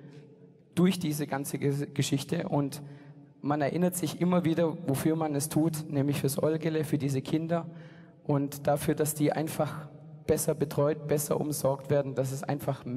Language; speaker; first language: German; native; German